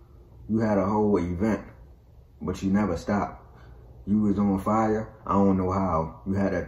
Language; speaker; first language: English; native; English